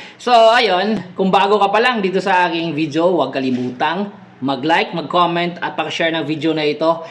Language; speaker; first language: Filipino; non-native, local second language; Cebuano